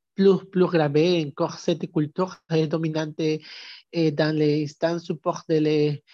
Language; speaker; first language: French; non-native, learner; Spanish